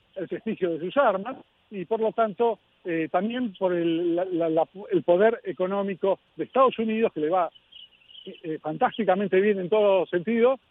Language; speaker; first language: Spanish; native; Spanish